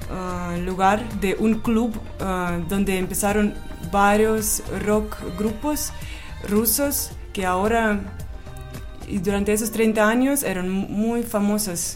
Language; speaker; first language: Spanish; non-native, fluent; Russian